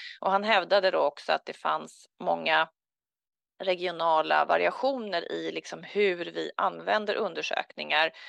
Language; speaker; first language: Swedish; native; Swedish